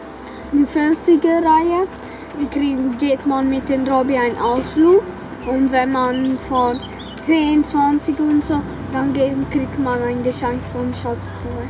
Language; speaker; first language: German; early bilingual, other home language; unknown